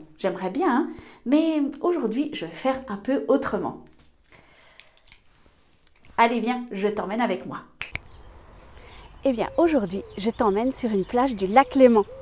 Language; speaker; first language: French; native; French